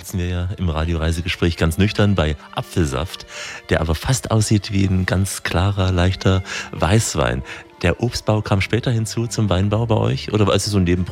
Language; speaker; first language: German; native; German